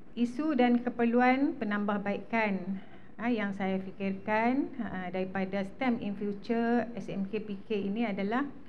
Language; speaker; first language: Malay; native; Malay